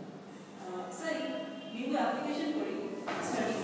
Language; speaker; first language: Kannada; non-native, learner; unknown